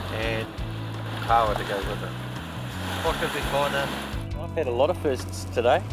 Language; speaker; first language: English; native; English